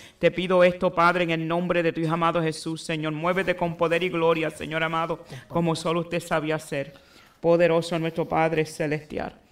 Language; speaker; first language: Spanish; early bilingual, heritage; Spanish